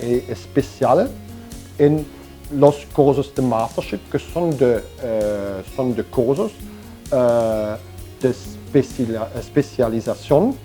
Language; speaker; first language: Spanish; non-native, fluent; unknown